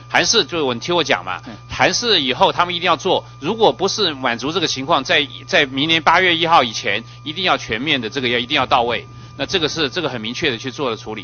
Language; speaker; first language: Chinese; native; Chinese